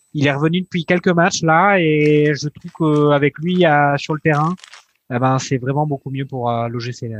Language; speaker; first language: French; native; French